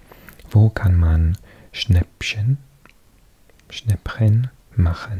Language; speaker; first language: German; non-native, learner; English